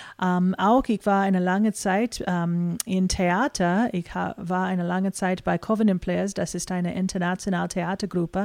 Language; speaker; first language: German; non-native, fluent; English